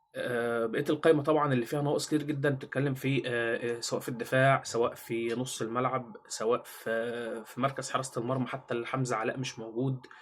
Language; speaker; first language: Arabic; native; Arabic